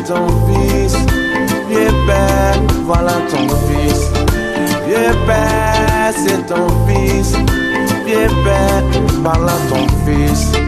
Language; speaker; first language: English; non-native, fluent; Dutch